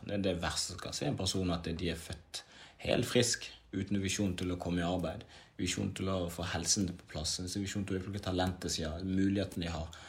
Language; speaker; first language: Norwegian; early bilingual, other home language; Swahili